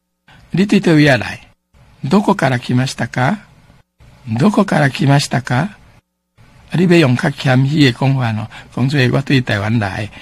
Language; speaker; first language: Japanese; non-native, fluent; Min Nan Chinese